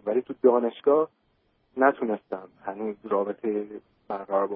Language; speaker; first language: Persian; early bilingual, heritage; Persian